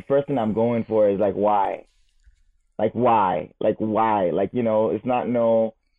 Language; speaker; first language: English; non-native, local second language; Igbo